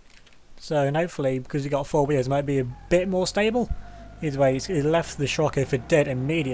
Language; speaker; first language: English; native; English